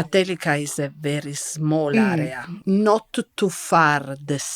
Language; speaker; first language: English; non-native, learner; Italian